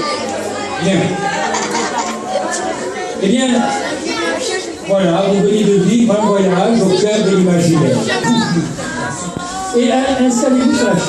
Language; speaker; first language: French; native; French